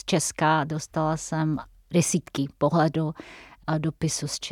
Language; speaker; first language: Czech; non-native, fluent; Tatar